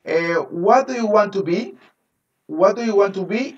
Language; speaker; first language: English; non-native, fluent; Spanish